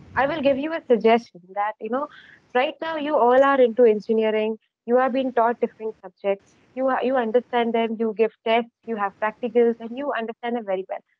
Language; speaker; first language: English; non-native, local second language; Marathi